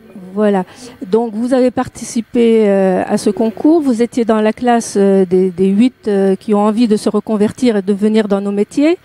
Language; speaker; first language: French; native; French